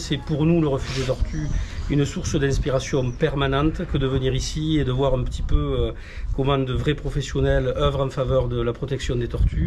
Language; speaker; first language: French; native; French